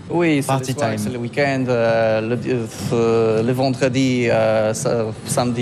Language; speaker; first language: French; non-native, learner; Polish